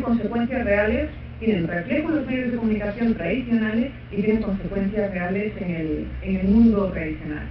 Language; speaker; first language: Spanish; native; Spanish